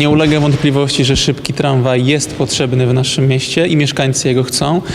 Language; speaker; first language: Polish; native; Polish